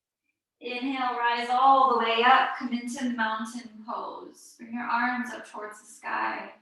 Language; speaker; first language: English; native; English